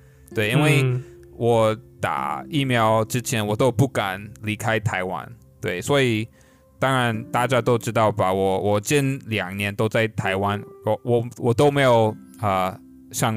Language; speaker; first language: Chinese; non-native, fluent; English